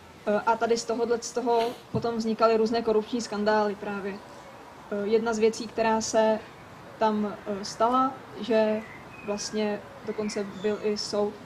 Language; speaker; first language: Czech; native; Czech